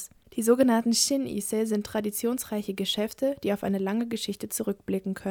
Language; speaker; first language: German; native; German